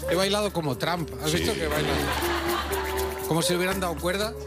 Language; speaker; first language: Spanish; native; Spanish